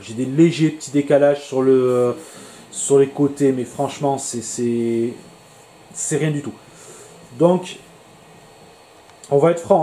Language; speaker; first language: French; native; French